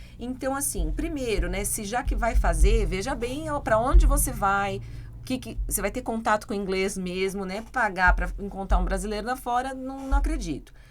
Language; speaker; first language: Portuguese; native; Portuguese